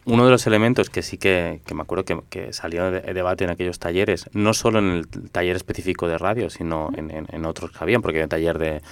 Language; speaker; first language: Spanish; non-native, local second language; Catalan